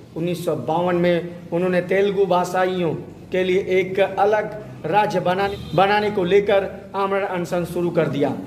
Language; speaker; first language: Hindi; native; Hindi